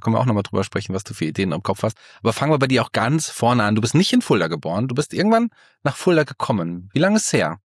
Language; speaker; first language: German; native; German